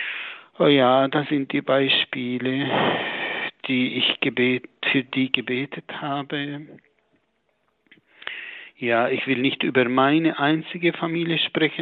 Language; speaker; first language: German; non-native, fluent; Arabic